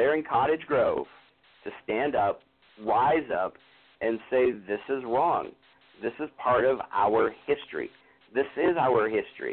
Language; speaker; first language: English; native; English